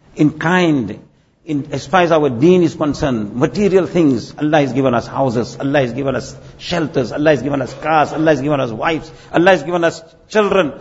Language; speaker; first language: English; native; English